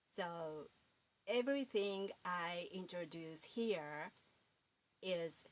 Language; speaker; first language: English; non-native, fluent; Japanese